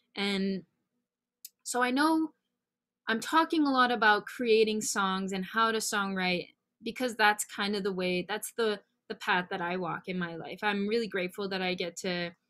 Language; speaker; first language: English; native; English